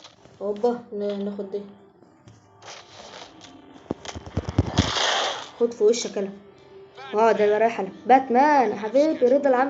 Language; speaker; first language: Arabic; native; Arabic